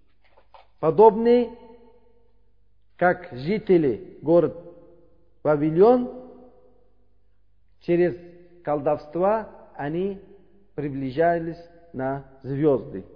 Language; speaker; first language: Russian; non-native, learner; Uzbek